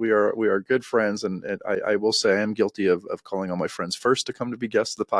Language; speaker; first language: English; native; English